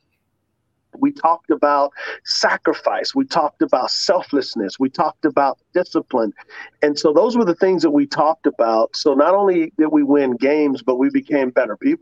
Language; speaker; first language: English; native; English